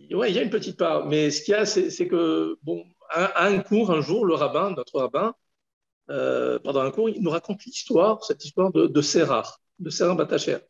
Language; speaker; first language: French; native; French